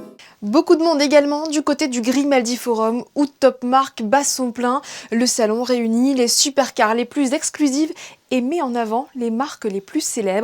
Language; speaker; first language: French; native; French